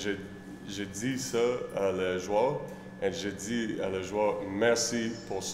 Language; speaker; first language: French; non-native, learner; English